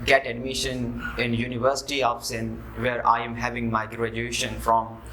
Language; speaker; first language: English; non-native, local second language; Sindhi